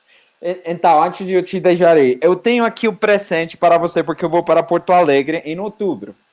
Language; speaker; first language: Portuguese; non-native, fluent; Spanish